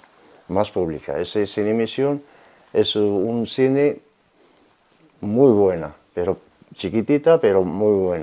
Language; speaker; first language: Spanish; non-native, learner; Arabic